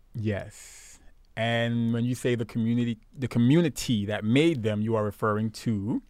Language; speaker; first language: English; native; English